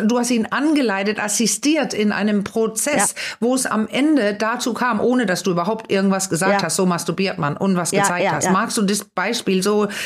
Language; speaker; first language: German; non-native, fluent; Danish